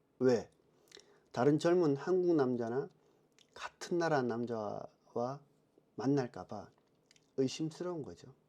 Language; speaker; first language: Korean; native; Korean